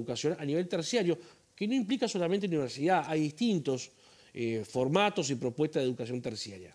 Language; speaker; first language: Spanish; native; Spanish